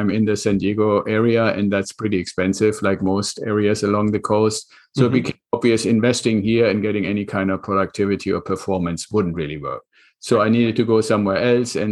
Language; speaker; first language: English; non-native, fluent; German